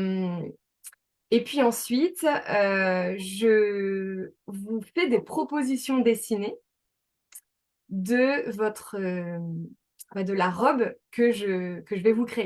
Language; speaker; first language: French; native; French